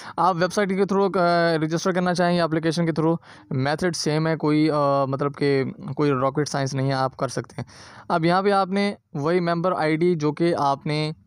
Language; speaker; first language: Urdu; non-native, local second language; Punjabi